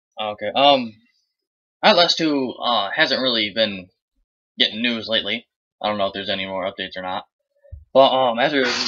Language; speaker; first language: English; native; English